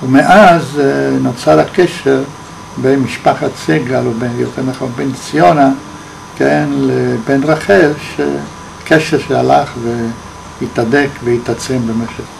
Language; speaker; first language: Hebrew; native; Hebrew